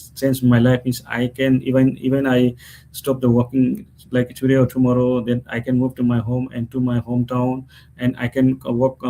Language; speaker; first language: English; non-native, local second language; Nepali